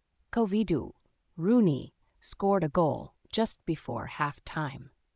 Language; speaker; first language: English; non-native, fluent; Vietnamese